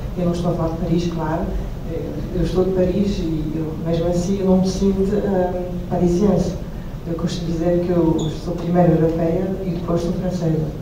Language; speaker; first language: Portuguese; non-native, fluent; French